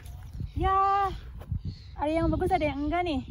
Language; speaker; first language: Indonesian; native; Indonesian